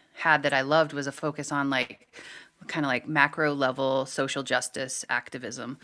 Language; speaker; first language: English; native; English